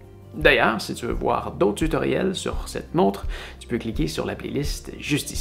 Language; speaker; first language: French; native; French